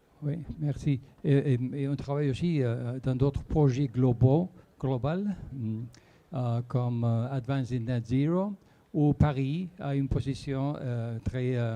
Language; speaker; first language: French; non-native, fluent; Spanish